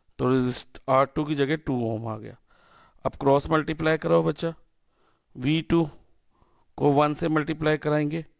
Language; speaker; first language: Hindi; native; Hindi